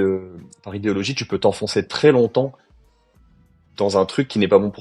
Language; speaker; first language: French; native; French